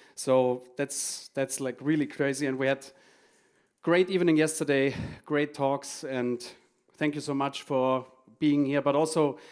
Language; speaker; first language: English; non-native, fluent; German